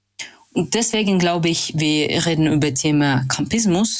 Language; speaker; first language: German; non-native, fluent; Russian